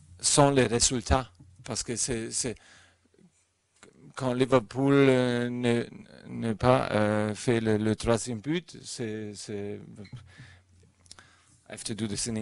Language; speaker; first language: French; non-native, fluent; German